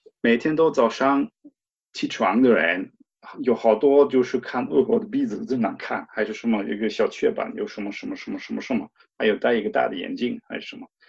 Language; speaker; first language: Chinese; non-native, fluent; German